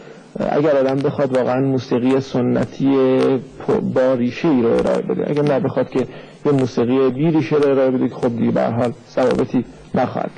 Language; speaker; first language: Persian; native; Persian